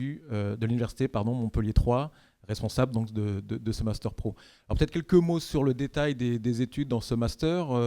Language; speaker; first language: French; native; French